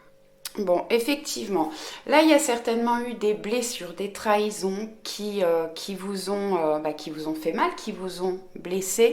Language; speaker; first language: French; native; French